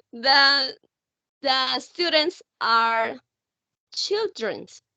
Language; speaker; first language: English; non-native, learner; Spanish